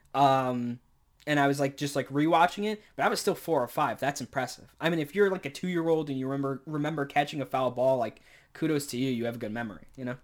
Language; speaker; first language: English; native; English